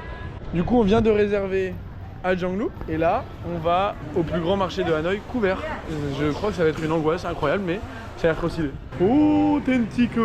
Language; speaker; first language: French; native; French